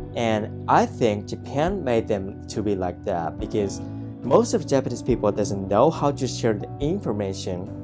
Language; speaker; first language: English; non-native, fluent; Japanese